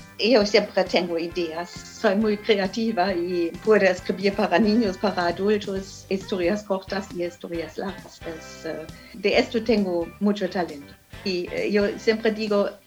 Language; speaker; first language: Spanish; non-native, learner; German